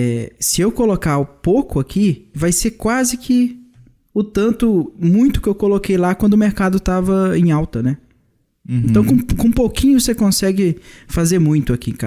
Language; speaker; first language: Portuguese; native; Portuguese